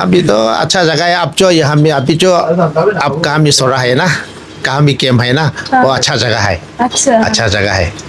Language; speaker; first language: Hindi; non-native, local second language; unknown